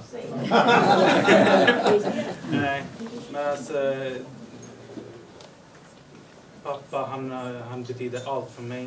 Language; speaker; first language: Swedish; early bilingual, other home language; Urdu